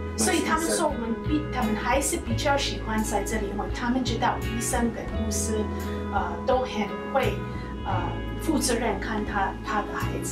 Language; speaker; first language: Chinese; non-native, fluent; English